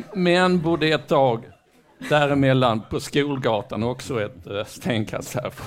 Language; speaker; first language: Swedish; native; Swedish